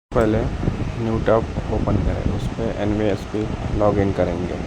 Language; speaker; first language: Hindi; non-native, local second language; Marathi